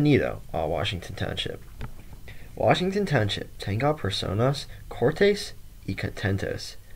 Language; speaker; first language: Spanish; non-native, learner; English